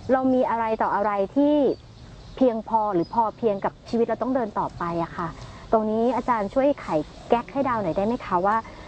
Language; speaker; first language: Thai; native; Thai